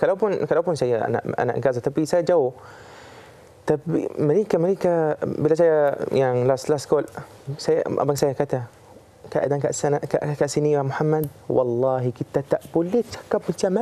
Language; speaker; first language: Indonesian; non-native, fluent; Arabic